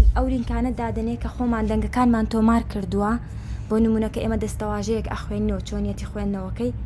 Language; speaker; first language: Central Kurdish; non-native, local second language; Kurdish